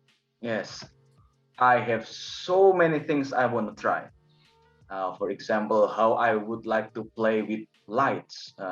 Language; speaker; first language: English; non-native, learner; Indonesian